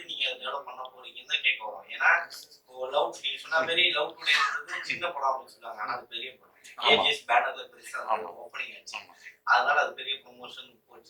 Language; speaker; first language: Tamil; native; Tamil